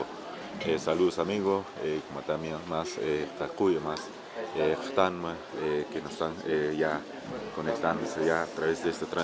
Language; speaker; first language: Spanish; non-native, local second language; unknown